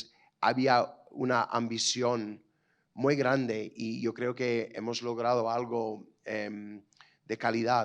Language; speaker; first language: Spanish; non-native, fluent; English